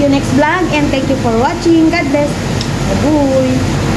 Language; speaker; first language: English; non-native, learner; Filipino